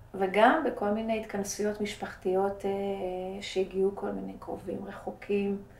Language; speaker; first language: Hebrew; early bilingual, other home language; Persian